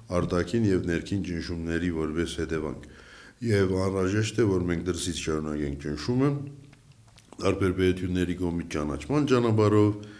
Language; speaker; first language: Armenian; early bilingual, heritage; Armenian